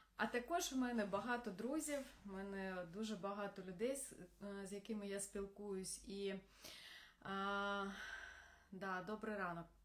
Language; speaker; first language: Ukrainian; non-native, local second language; Russian